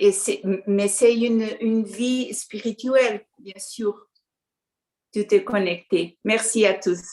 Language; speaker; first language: French; non-native, learner; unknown